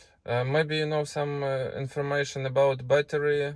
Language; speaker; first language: English; non-native, learner; Ukrainian